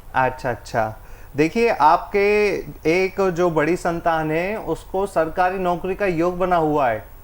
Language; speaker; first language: Hindi; native; Hindi